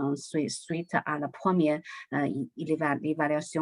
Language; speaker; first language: French; non-native, learner; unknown